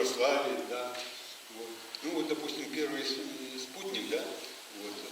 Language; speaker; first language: Russian; native; Russian